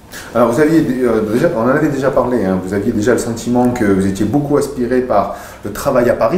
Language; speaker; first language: French; native; French